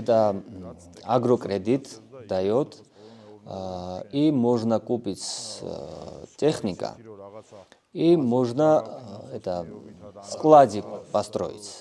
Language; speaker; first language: Russian; non-native, fluent; Georgian